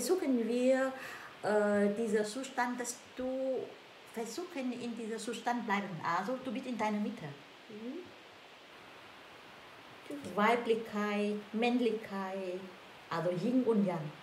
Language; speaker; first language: German; non-native, learner; Vietnamese